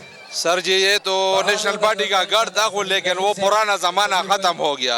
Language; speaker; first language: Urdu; non-native, local second language; Pashto